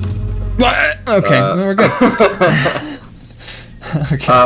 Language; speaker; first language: English; native; English